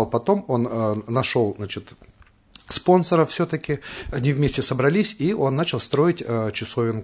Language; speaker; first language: Russian; native; Russian